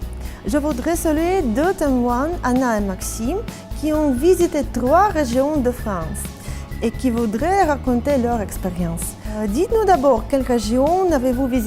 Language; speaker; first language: French; non-native, fluent; Russian